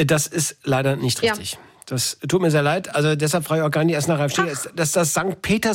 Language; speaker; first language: German; native; German